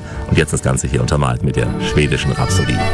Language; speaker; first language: German; native; German